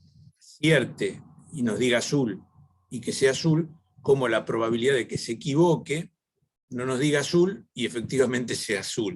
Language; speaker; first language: Spanish; native; Spanish